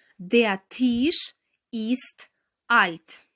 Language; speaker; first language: German; non-native, fluent; Ukrainian